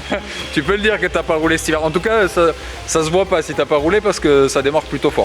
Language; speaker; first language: French; native; French